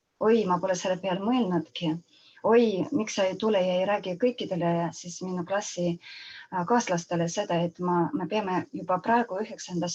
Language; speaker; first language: Estonian; non-native, local second language; Russian